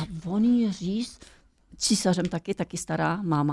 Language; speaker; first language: Czech; native; Czech